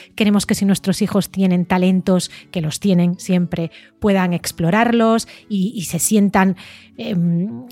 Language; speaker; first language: Spanish; native; Spanish